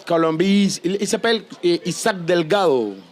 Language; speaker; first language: French; non-native, learner; Spanish